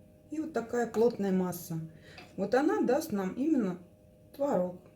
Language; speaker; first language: Russian; native; Russian